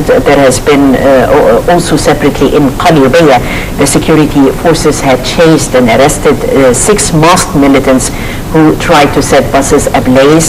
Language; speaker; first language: English; non-native, fluent; Arabic